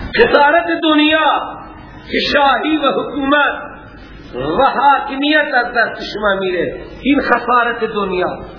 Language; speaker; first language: Persian; native; Persian